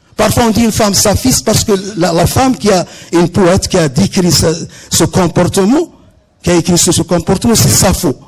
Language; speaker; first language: French; non-native, local second language; Arabic